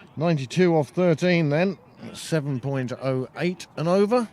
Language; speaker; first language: English; native; English